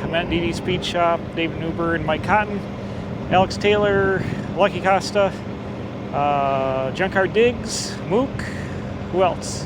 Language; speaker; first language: English; native; English